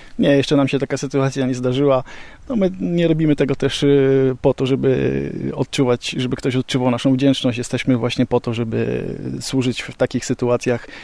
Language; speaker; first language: Polish; native; Polish